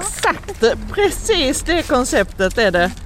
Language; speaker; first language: Swedish; native; Swedish